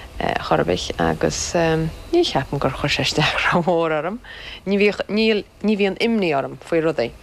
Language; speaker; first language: Irish; native; Irish